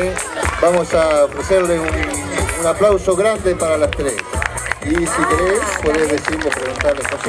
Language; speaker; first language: Spanish; native; Spanish